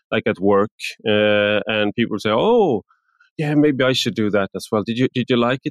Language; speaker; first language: English; non-native, fluent; Swedish